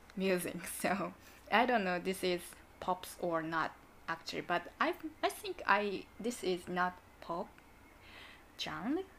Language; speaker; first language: English; non-native, learner; Japanese